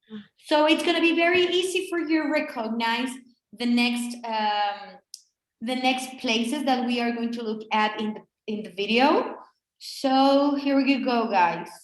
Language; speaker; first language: English; non-native, fluent; Spanish